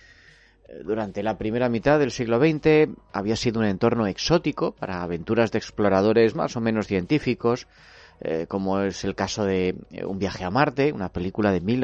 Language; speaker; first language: Spanish; native; Spanish